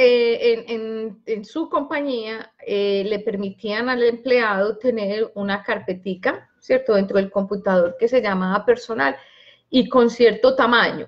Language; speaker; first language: Spanish; native; Spanish